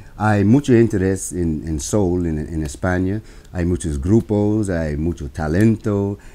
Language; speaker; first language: Spanish; non-native, learner; English